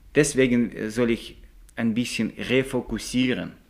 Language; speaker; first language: German; non-native, learner; Russian